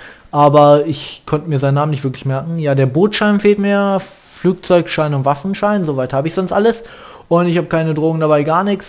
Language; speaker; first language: German; native; German